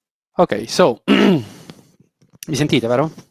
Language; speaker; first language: Italian; native; Italian